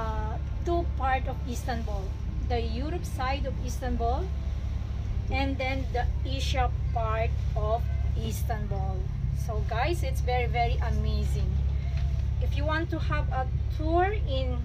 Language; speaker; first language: English; non-native, local second language; Filipino